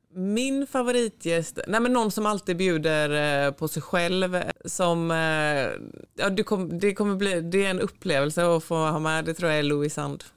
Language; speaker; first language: Swedish; native; Swedish